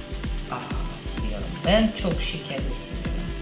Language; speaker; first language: Turkish; non-native, learner; Russian